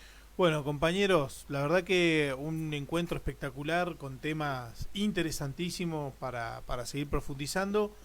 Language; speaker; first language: Spanish; native; Spanish